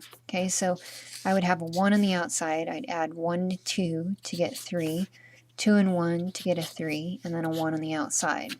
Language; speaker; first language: English; native; English